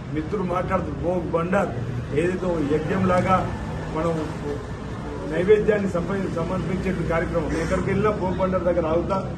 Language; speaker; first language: Telugu; native; Telugu